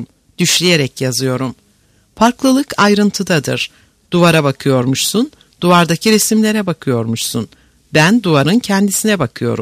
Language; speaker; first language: Turkish; native; Turkish